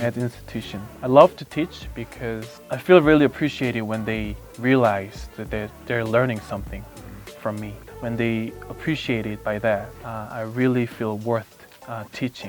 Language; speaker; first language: English; non-native, fluent; Korean